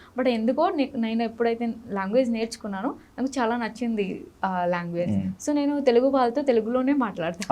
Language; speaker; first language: Telugu; non-native, fluent; Hindi